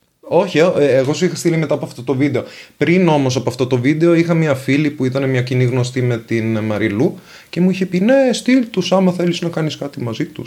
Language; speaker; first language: Greek; non-native, fluent; Venetian